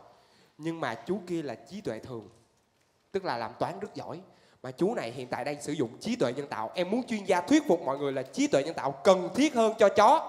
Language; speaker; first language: Vietnamese; native; Vietnamese